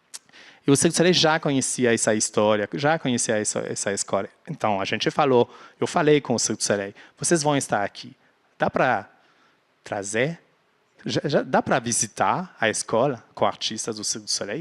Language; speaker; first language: Portuguese; non-native, fluent; French